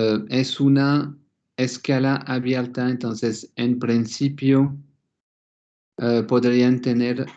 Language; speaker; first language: Spanish; non-native, fluent; French